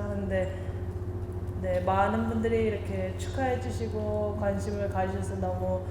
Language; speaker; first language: Korean; early bilingual, heritage; Korean